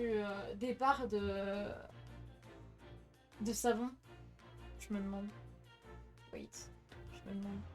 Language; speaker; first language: French; native; French